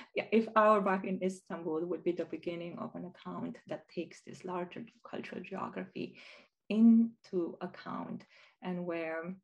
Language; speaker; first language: English; non-native, fluent; Romanian